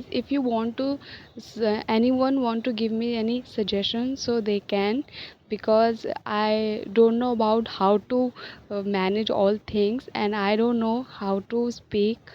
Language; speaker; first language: English; non-native, learner; Hindi